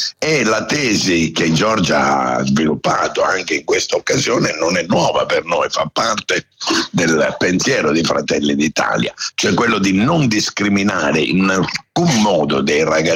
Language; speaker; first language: Italian; native; Italian